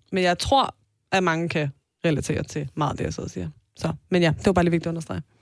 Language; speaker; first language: Danish; early bilingual, other home language; Persian